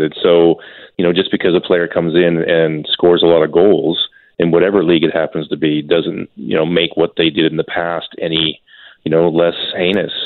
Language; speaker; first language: English; native; English